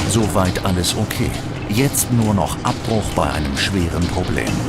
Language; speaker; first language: German; native; German